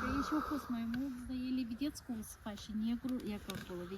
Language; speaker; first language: Romanian; native; Romanian